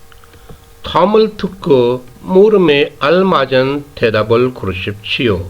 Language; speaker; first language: Korean; non-native, fluent; Urdu